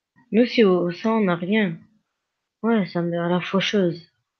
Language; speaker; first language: French; native; French